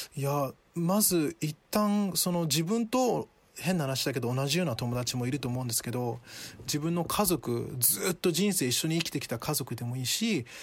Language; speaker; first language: Japanese; early bilingual, other home language; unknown